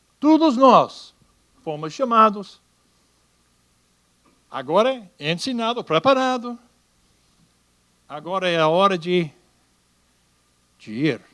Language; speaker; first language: Portuguese; non-native, fluent; English